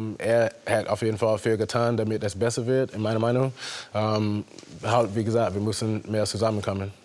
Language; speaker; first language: German; non-native, fluent; English